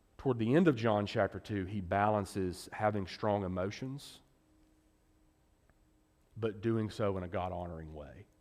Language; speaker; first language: English; native; English